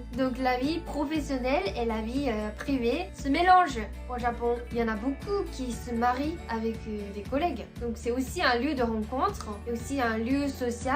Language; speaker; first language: French; non-native, fluent; Japanese